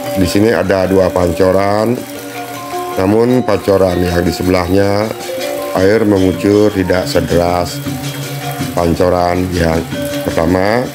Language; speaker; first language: Indonesian; non-native, local second language; Balinese